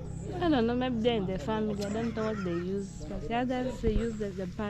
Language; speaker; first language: English; non-native, local second language; Swahili